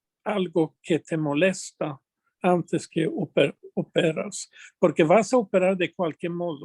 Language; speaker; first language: Spanish; non-native, fluent; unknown